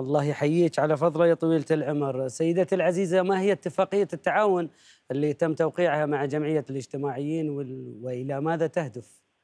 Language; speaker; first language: Arabic; native; Arabic